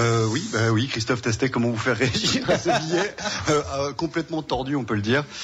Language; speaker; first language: French; native; French